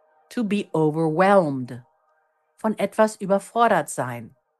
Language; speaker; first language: German; native; German